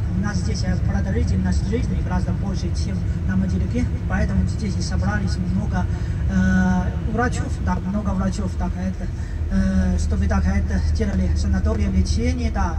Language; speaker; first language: Russian; non-native, learner; Chinese